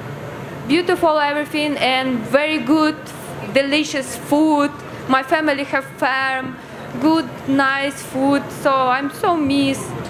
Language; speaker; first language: English; non-native, learner; Ukrainian